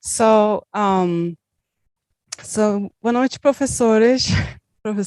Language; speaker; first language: Portuguese; non-native, learner; Turkish